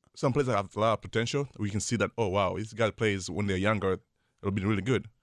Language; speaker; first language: English; non-native, local second language; Swahili